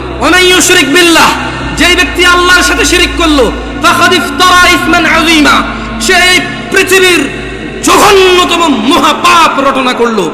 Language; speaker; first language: Bangla; early bilingual, heritage; Bangla